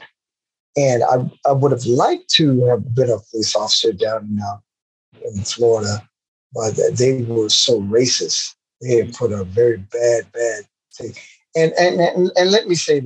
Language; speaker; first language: English; native; English